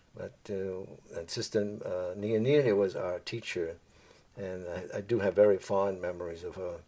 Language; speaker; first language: English; native; English